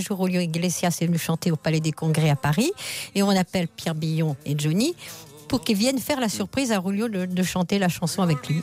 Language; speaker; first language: French; native; French